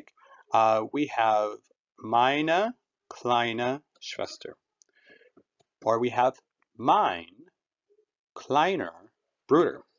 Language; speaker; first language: German; non-native, fluent; English